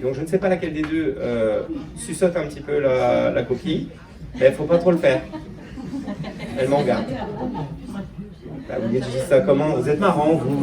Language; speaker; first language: French; native; French